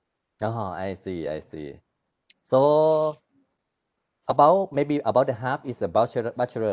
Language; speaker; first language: English; non-native, learner; Thai